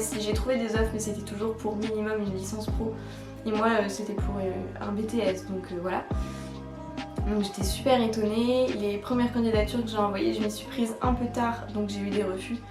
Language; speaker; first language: French; native; French